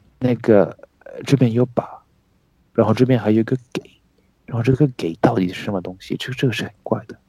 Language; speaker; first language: Chinese; non-native, fluent; French